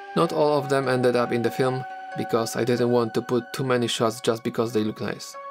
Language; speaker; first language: English; non-native, fluent; Polish